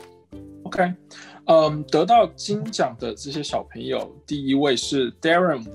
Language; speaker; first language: Chinese; native; Chinese